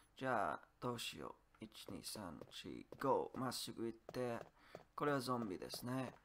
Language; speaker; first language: Japanese; non-native, learner; English